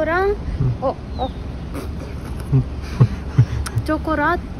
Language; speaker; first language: Korean; non-native, learner; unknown